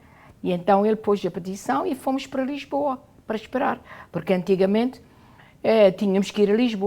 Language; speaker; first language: Portuguese; non-native, local second language; Kabuverdianu